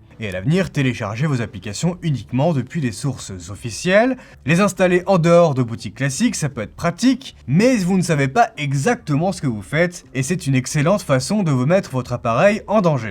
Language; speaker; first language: French; native; French